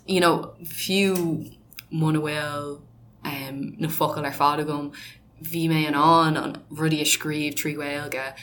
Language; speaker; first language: Irish; non-native, local second language; English